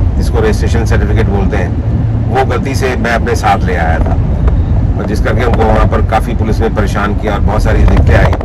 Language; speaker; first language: Hindi; non-native, local second language; Punjabi